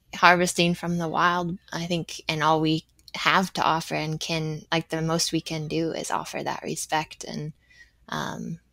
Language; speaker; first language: English; native; English